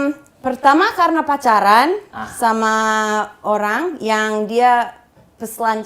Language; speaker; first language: Indonesian; non-native, fluent; English